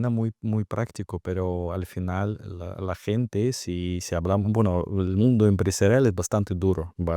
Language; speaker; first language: Spanish; non-native, fluent; Russian